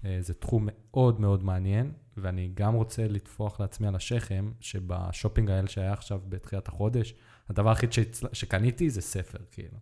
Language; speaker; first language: Hebrew; native; Hebrew